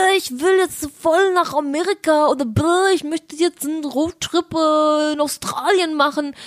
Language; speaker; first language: German; early bilingual, other home language; Russian